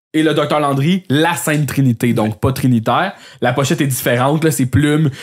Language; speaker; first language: French; native; French